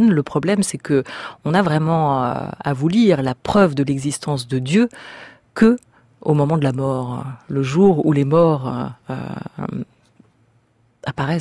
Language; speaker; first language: French; native; French